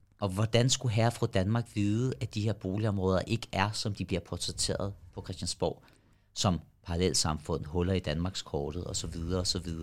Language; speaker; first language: Danish; early bilingual, other home language; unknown